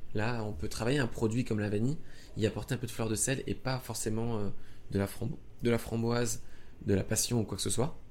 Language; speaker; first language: French; native; French